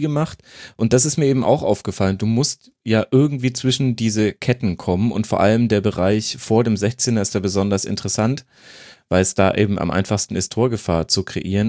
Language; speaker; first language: German; native; German